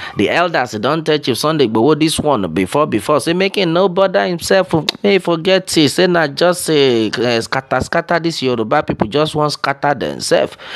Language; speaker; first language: Nigerian Pidgin; non-native, local second language; Yoruba